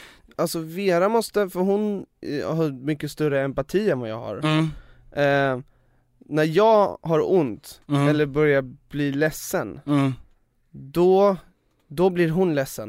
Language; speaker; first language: Swedish; native; Swedish